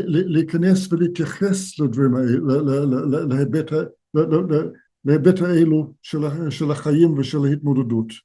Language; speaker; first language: Hebrew; non-native, fluent; English